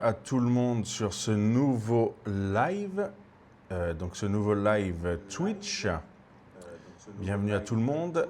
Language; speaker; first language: French; native; French